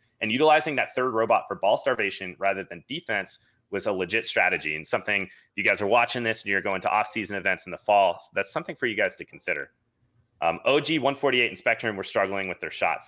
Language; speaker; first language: English; native; English